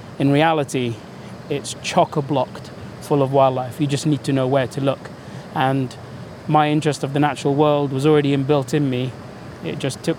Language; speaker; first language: English; early bilingual, other home language; Arabic